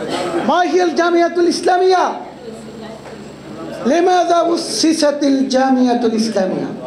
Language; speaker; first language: Arabic; non-native, learner; Bangla